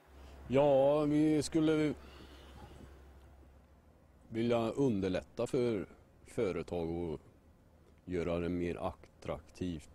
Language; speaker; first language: Swedish; native; Swedish